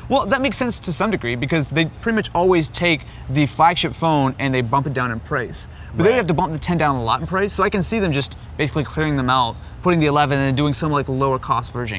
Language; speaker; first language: English; native; English